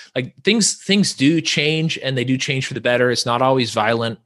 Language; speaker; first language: English; native; English